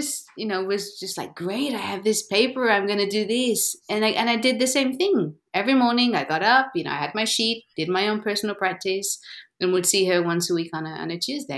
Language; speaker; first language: English; native; English